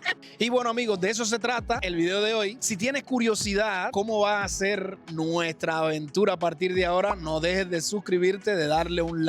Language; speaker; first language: Spanish; native; Spanish